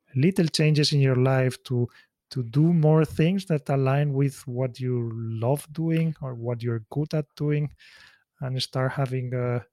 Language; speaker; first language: English; non-native, fluent; Spanish